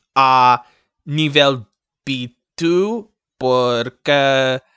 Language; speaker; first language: Spanish; non-native, learner; English